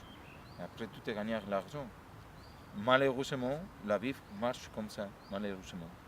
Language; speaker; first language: French; non-native, learner; Spanish